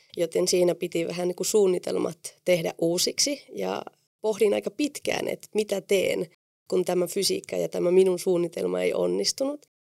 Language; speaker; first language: Finnish; non-native, fluent; Spanish